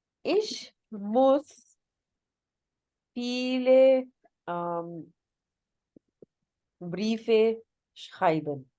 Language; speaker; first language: German; non-native, fluent; Urdu